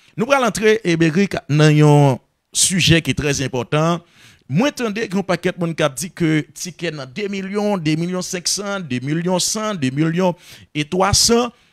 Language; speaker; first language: French; non-native, local second language; Haitian Creole